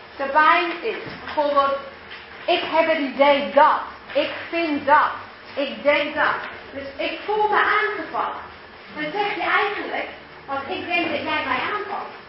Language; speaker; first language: Dutch; early bilingual, heritage; English